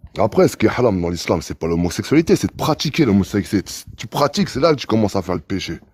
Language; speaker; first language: French; early bilingual, other home language; Arabic